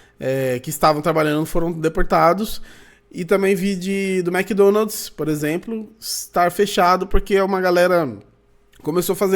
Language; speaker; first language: Portuguese; native; Portuguese